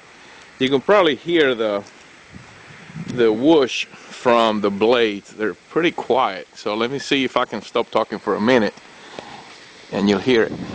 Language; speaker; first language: English; native; English